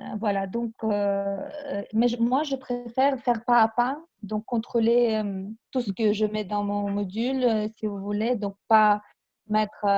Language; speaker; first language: French; non-native, fluent; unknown